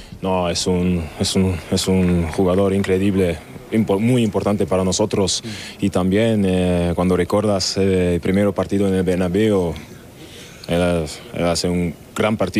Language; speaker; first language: Spanish; non-native, learner; German